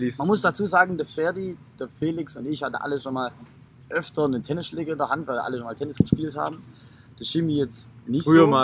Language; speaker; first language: German; native; German